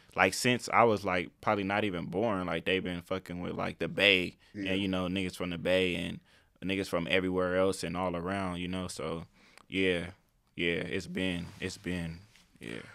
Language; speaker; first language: English; native; English